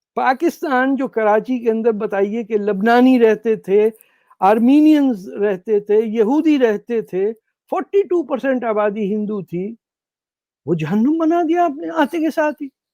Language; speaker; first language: Urdu; native; Urdu